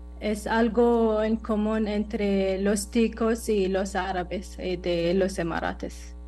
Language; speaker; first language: Spanish; non-native, learner; Arabic